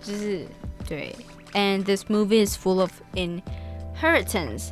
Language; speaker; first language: English; non-native, fluent; Chinese